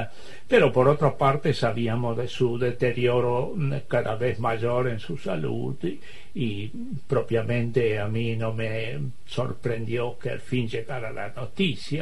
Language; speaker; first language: Spanish; native; Spanish